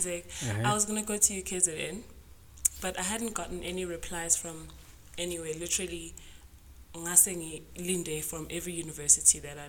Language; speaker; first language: English; non-native, local second language; Zulu